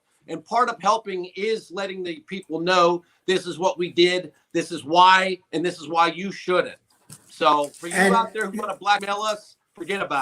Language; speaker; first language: English; native; English